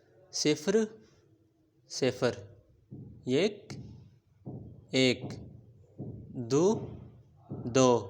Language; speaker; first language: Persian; non-native, fluent; Urdu